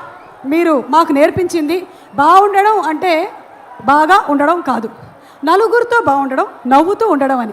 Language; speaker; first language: Telugu; native; Telugu